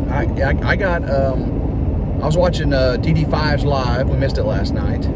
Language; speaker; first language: English; native; English